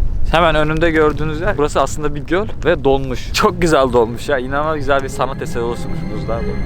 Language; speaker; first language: Turkish; native; Turkish